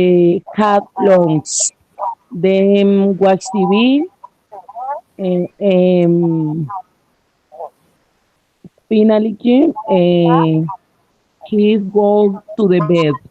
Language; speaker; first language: English; non-native, learner; Spanish